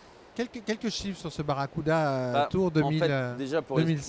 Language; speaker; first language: French; native; French